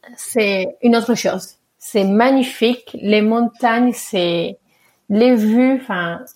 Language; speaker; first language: French; early bilingual, other home language; Spanish